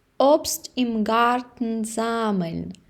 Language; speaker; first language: German; non-native, fluent; Ukrainian